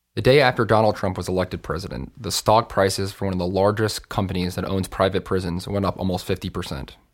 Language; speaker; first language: English; native; English